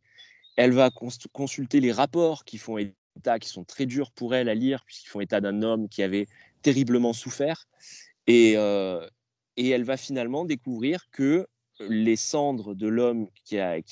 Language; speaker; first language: French; native; French